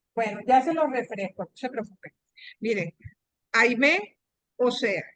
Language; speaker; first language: Spanish; native; Spanish